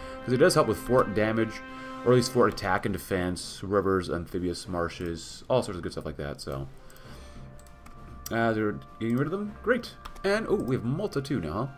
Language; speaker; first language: English; native; English